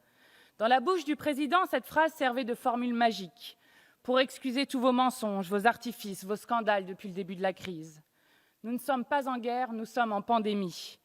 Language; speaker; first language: French; native; French